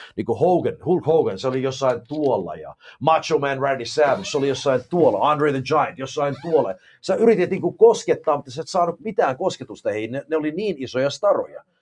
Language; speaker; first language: Finnish; early bilingual, heritage; Finnish